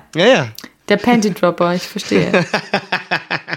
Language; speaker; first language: German; native; German